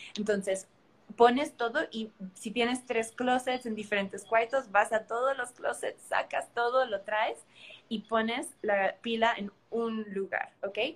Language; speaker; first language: Spanish; early bilingual, heritage; Spanish